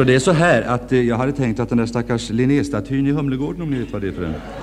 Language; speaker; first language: Swedish; native; Swedish